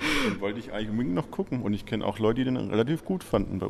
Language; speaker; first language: German; native; German